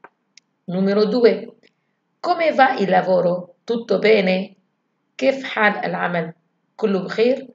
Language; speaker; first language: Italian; non-native, learner; Arabic